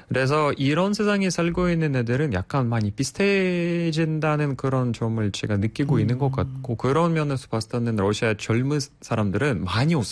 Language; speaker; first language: Korean; non-native, fluent; Russian